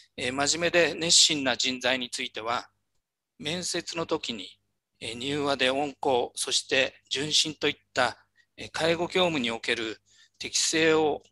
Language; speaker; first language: Japanese; native; Japanese